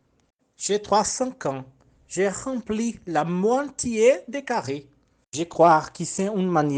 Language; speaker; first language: French; non-native, learner; Portuguese